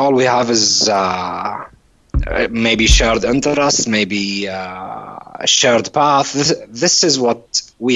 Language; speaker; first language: English; non-native, fluent; Arabic